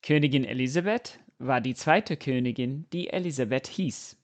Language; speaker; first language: German; non-native, fluent; English